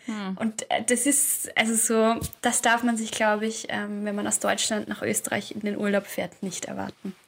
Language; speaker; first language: German; native; German